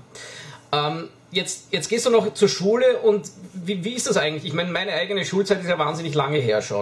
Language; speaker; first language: German; native; German